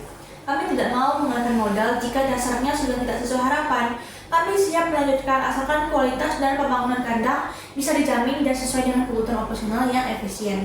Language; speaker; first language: Indonesian; native; Indonesian